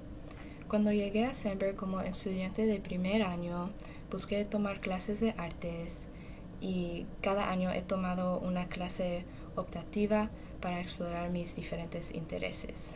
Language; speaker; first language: Spanish; early bilingual, heritage; Spanish